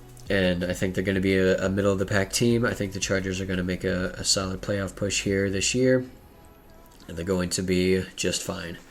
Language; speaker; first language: English; native; English